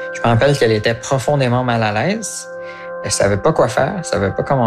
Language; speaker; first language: French; native; French